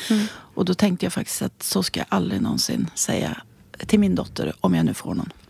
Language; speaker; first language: Swedish; native; Swedish